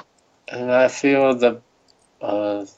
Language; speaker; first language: English; non-native, learner; Chinese